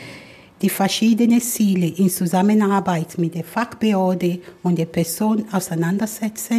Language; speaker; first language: German; non-native, fluent; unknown